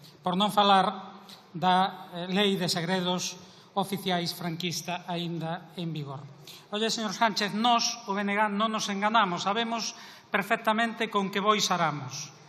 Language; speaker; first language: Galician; native; Galician